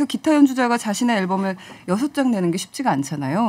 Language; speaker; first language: Korean; native; Korean